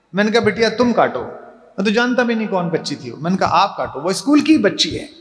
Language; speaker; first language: Hindi; native; Hindi